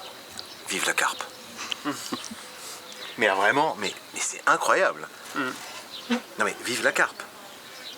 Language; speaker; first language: French; native; French